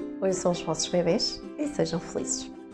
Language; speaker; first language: Portuguese; native; Portuguese